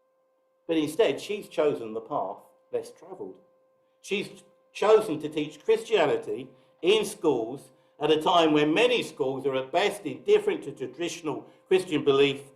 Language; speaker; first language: English; native; English